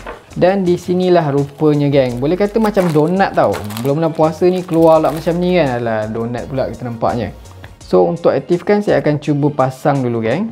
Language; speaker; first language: Malay; native; Malay